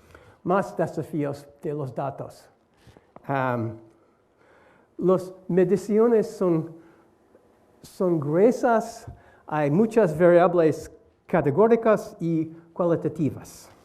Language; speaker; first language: Spanish; non-native, learner; English